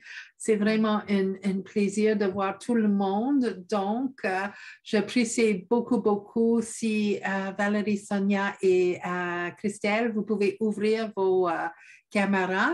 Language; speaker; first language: French; non-native, fluent; English